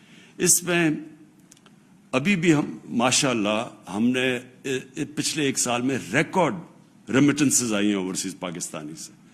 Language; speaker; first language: Urdu; native; Urdu